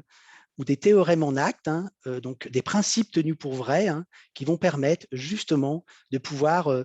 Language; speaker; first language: French; native; French